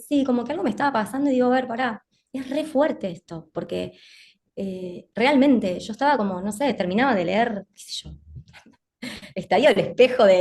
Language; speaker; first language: Spanish; native; Spanish